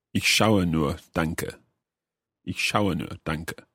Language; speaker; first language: German; non-native, learner; English